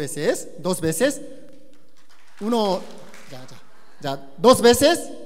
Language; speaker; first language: Spanish; non-native, learner; Korean